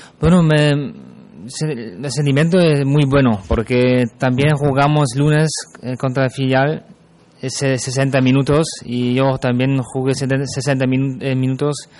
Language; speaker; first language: Spanish; non-native, fluent; German